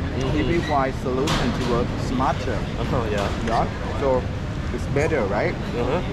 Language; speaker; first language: English; non-native, fluent; Thai